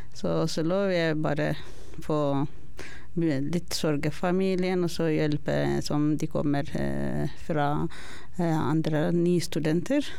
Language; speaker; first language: Norwegian; non-native, learner; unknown